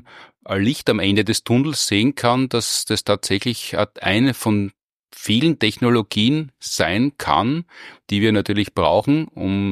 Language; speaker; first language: German; native; German